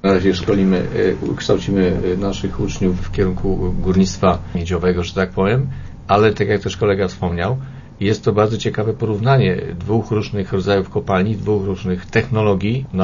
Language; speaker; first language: Polish; native; Polish